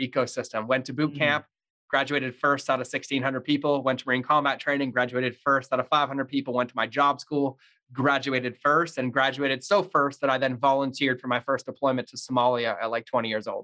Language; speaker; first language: English; native; English